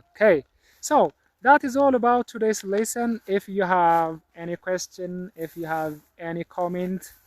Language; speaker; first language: English; non-native, local second language; Amharic